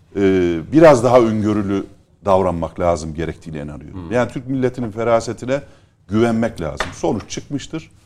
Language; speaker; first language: Turkish; native; Turkish